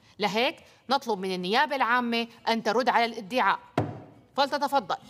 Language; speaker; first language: Arabic; native; Arabic